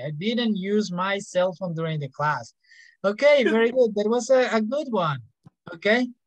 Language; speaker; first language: English; non-native, fluent; Spanish